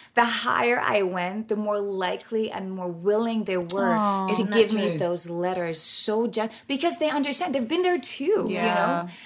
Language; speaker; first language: English; non-native, fluent; German